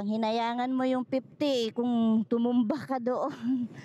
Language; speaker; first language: Filipino; native; Filipino